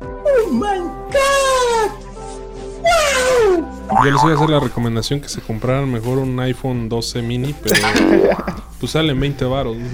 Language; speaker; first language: Spanish; native; Spanish